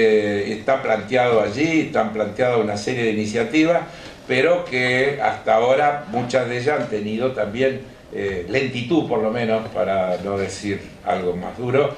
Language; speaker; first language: Spanish; native; Spanish